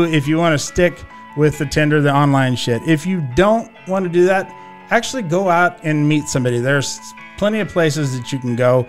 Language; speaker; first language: English; native; English